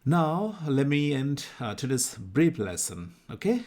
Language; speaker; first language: English; non-native, local second language; Bangla